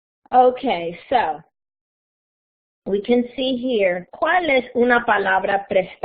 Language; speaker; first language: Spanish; non-native, fluent; English